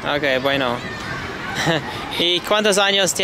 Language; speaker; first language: Spanish; non-native, learner; English